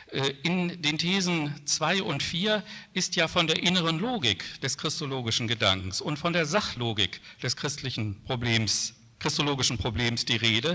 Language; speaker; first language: German; native; German